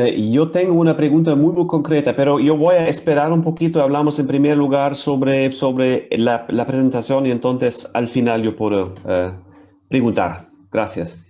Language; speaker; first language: Spanish; non-native, fluent; German